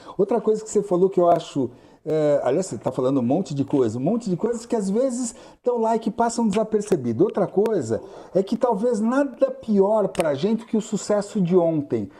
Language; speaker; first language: Portuguese; native; Portuguese